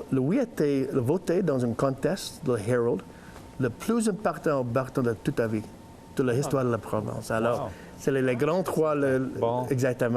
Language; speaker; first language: French; non-native, learner; English